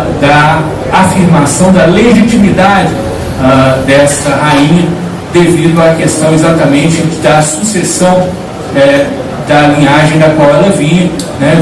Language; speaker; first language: Portuguese; native; Portuguese